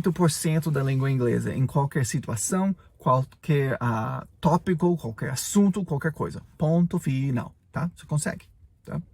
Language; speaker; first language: Portuguese; non-native, fluent; English